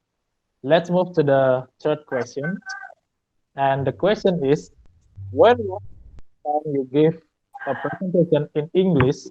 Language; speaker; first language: English; non-native, learner; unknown